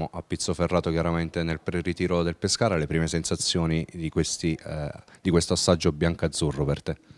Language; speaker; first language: Italian; native; Italian